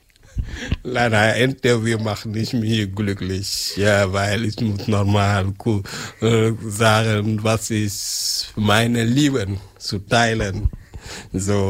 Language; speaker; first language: German; non-native, learner; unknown